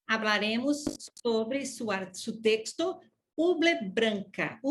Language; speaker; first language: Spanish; non-native, learner; Portuguese